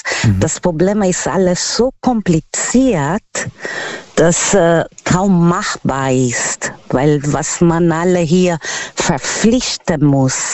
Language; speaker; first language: German; non-native, learner; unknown